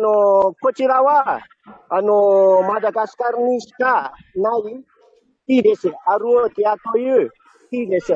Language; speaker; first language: Japanese; non-native, fluent; Malagasy